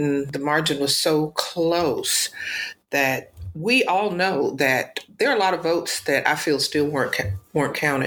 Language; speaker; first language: English; native; English